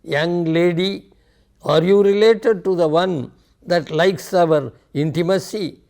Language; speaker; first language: English; non-native, local second language; Tamil